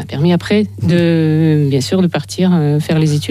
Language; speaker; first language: French; non-native, fluent; Ukrainian